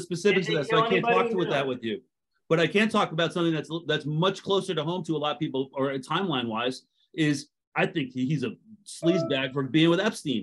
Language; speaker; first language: English; native; English